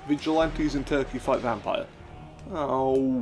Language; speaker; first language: English; native; English